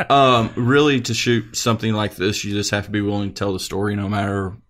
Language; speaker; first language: English; native; English